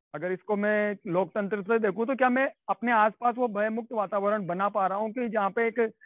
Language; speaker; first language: Hindi; native; Hindi